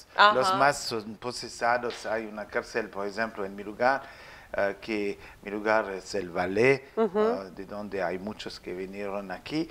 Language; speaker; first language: Spanish; non-native, learner; French